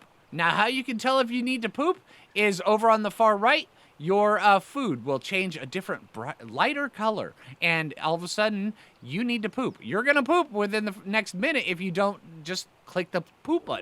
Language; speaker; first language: English; native; English